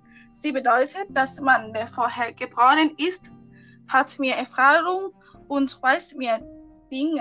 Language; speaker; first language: German; non-native, learner; Thai